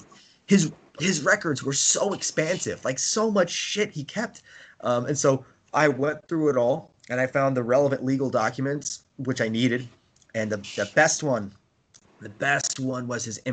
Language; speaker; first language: English; native; English